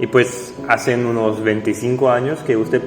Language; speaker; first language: Spanish; non-native, fluent; French